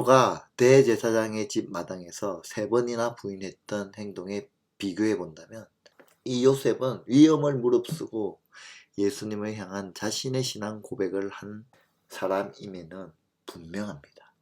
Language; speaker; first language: Korean; native; Korean